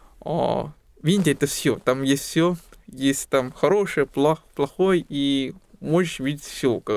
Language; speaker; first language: Russian; non-native, fluent; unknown